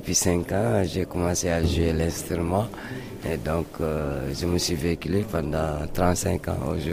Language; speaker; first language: French; non-native, local second language; Mandingo